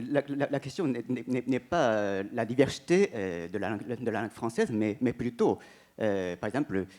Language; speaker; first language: French; non-native, fluent; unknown